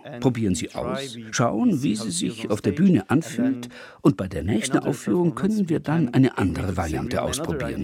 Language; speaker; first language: German; non-native, fluent; Turkish